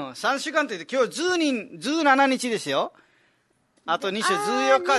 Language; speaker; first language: Japanese; native; Japanese